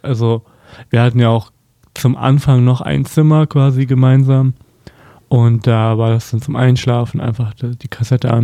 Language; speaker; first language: German; native; German